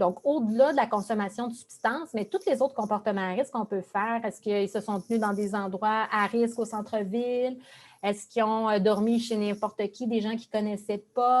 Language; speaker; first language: French; native; French